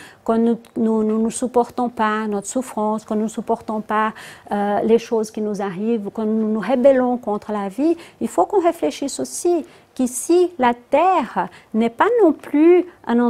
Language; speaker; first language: French; non-native, fluent; Portuguese